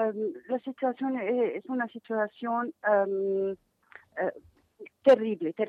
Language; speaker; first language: Spanish; non-native, fluent; Arabic